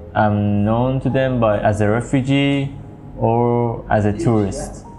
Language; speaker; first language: English; non-native, fluent; Persian